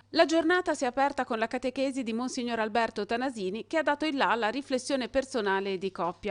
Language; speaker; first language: Italian; native; Italian